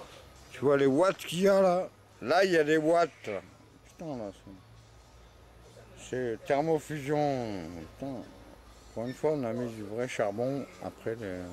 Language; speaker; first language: French; native; French